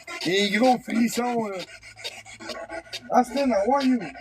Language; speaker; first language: English; non-native, local second language; French